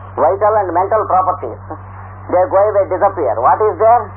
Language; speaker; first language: English; non-native, local second language; Telugu